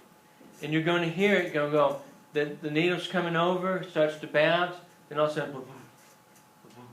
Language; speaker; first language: English; native; English